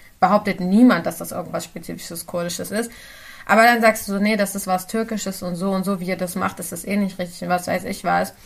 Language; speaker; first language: German; early bilingual, other home language; Central Kurdish